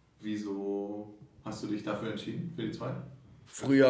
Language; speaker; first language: German; native; German